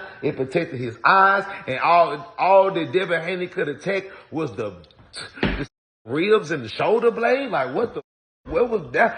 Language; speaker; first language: English; native; English